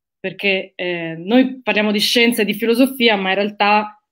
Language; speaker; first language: Italian; native; Italian